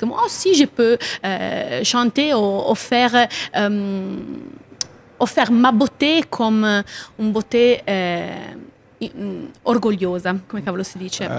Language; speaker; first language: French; non-native, learner; Italian